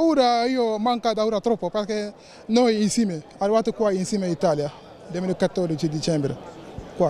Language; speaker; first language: Italian; non-native, learner; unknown